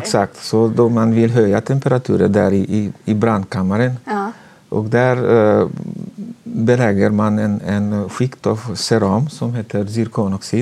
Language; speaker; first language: Swedish; non-native, fluent; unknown